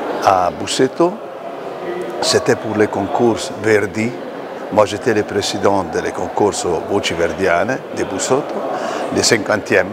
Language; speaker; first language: French; non-native, fluent; Italian